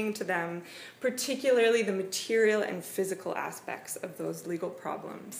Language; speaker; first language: English; native; English